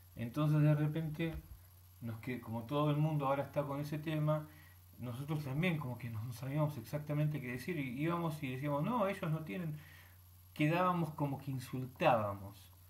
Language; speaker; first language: Spanish; early bilingual, heritage; Spanish